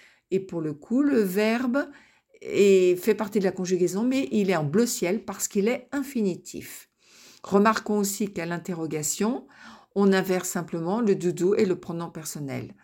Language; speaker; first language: French; native; French